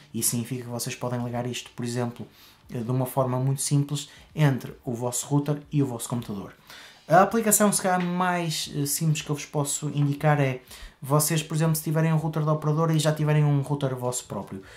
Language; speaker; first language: Portuguese; native; Portuguese